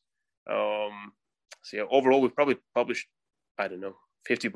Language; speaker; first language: English; non-native, fluent; Russian